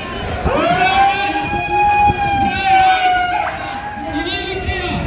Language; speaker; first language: German; non-native, learner; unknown